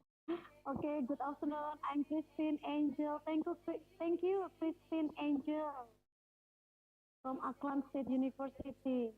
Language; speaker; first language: English; non-native, fluent; Indonesian